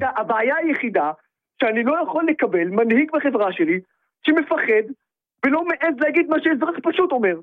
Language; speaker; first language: Hebrew; non-native, local second language; Arabic